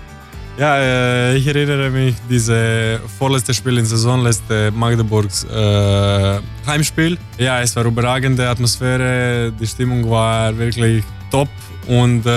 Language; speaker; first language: German; non-native, fluent; Croatian